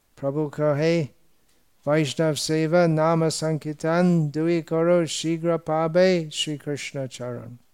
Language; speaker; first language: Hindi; non-native, fluent; English